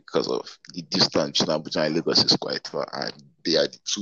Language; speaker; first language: English; non-native, local second language; Igbo